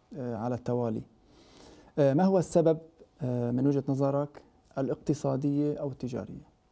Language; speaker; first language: Arabic; native; Arabic